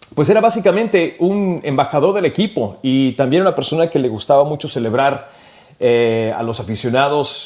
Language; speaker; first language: Spanish; early bilingual, heritage; Spanish